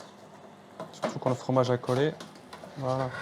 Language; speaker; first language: French; native; French